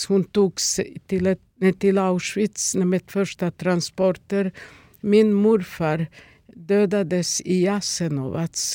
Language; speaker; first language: Swedish; non-native, fluent; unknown